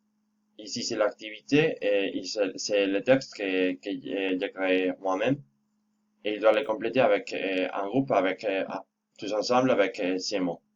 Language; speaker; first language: French; non-native, fluent; Spanish